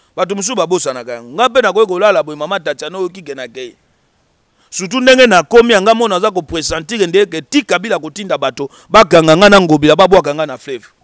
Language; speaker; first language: Lingala; native; Lingala